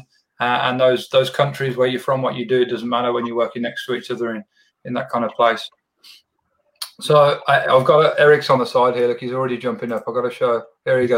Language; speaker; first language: English; native; English